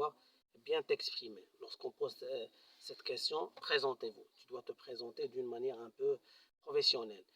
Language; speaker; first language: French; non-native, local second language; Arabic